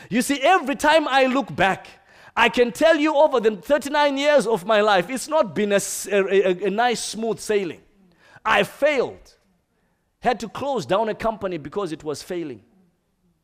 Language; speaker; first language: English; non-native, local second language; Shona